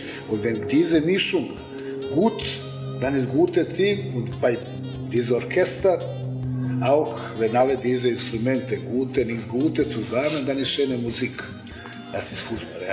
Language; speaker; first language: German; non-native, learner; Serbian